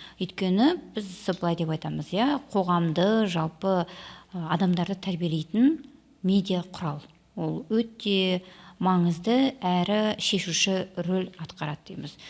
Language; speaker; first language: Kazakh; native; Kazakh